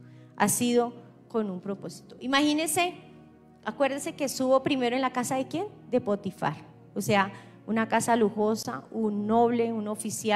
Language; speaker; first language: Spanish; native; Spanish